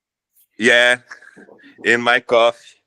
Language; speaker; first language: English; non-native, learner; Portuguese